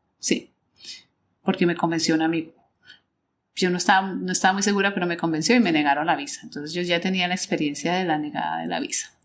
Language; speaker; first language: Spanish; native; Spanish